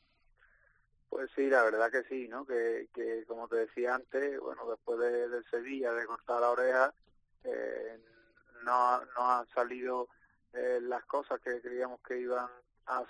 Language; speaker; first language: Spanish; native; Spanish